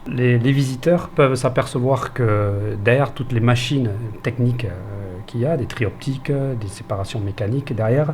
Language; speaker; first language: French; native; French